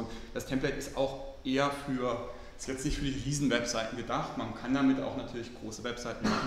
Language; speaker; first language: German; native; German